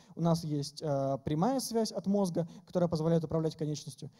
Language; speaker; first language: Russian; native; Russian